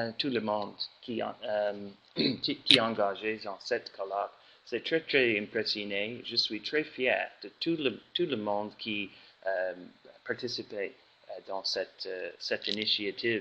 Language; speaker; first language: French; non-native, learner; English